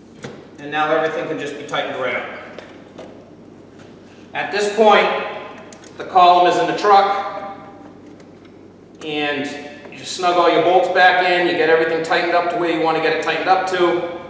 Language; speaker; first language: English; native; English